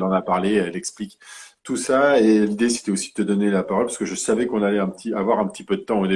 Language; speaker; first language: French; native; French